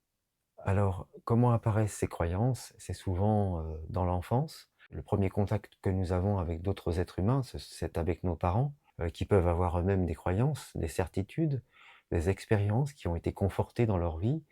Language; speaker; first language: French; native; French